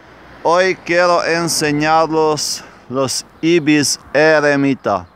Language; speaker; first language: Spanish; non-native, fluent; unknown